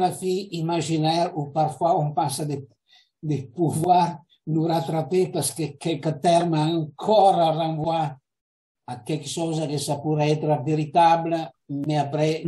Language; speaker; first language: French; non-native, fluent; Italian